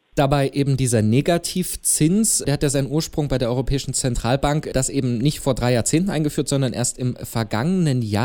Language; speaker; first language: German; native; German